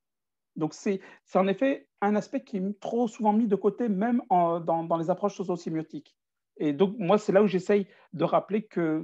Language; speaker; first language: French; native; French